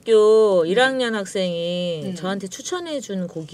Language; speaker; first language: Korean; native; Korean